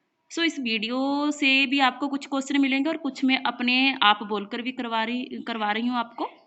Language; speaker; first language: Hindi; non-native, local second language; Punjabi